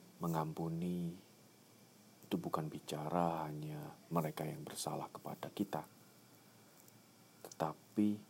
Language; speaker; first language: Indonesian; native; Indonesian